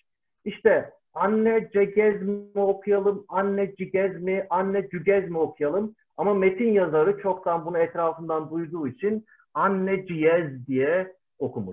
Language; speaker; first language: Turkish; native; Turkish